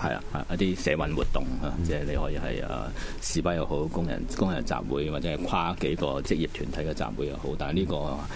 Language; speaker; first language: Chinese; non-native, local second language; Cantonese